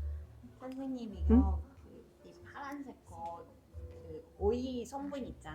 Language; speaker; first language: Korean; non-native, fluent; Chinese